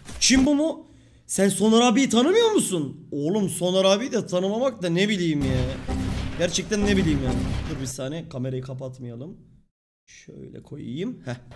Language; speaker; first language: Turkish; native; Turkish